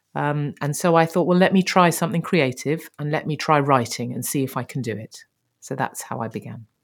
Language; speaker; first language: English; native; English